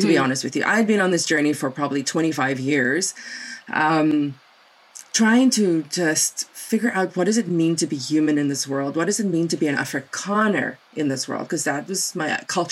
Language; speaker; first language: English; non-native, local second language; Afrikaans